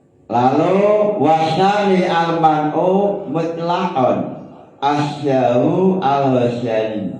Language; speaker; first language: Arabic; non-native, fluent; Indonesian